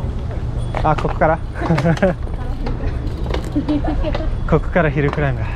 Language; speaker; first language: Japanese; non-native, fluent; English